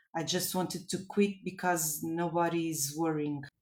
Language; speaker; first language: English; non-native, fluent; Portuguese